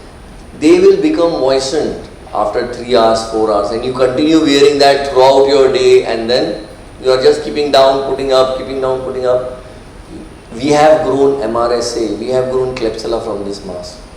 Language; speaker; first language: English; non-native, local second language; Marathi